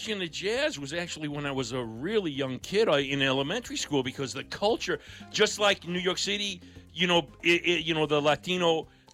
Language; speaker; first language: English; non-native, local second language; Greek